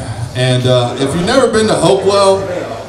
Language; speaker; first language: English; native; English